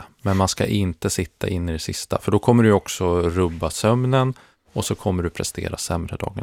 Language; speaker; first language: Swedish; native; Swedish